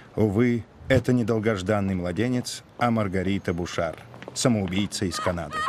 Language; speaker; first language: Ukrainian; native; Ukrainian